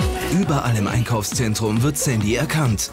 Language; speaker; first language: German; native; German